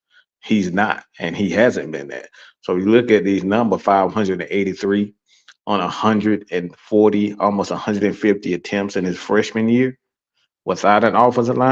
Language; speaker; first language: English; native; English